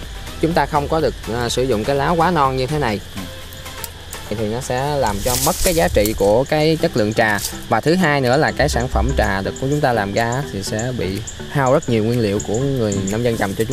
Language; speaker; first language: Vietnamese; native; Vietnamese